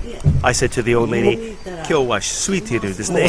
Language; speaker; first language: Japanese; non-native, learner; English